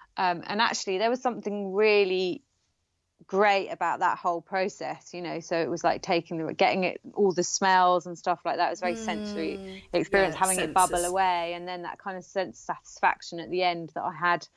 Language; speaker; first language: English; native; English